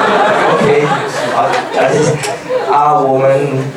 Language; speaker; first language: Chinese; non-native, fluent; German